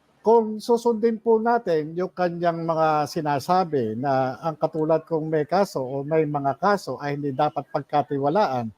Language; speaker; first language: Filipino; native; Filipino